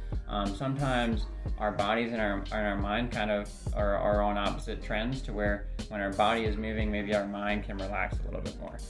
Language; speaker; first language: English; native; English